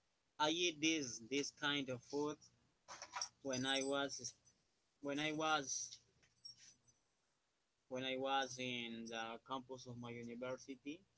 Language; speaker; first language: English; non-native, learner; Spanish